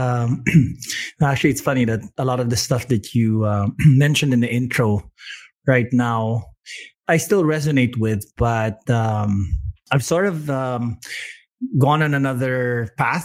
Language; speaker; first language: English; non-native, local second language; Filipino